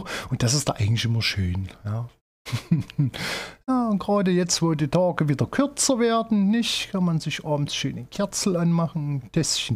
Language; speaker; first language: German; native; German